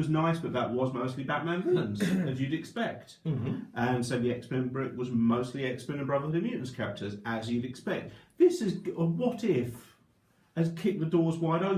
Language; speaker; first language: English; native; English